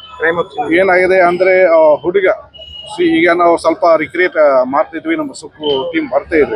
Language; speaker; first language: Kannada; non-native, fluent; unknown